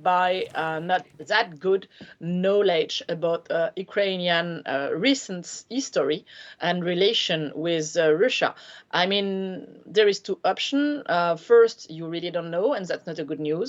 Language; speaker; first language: English; non-native, fluent; French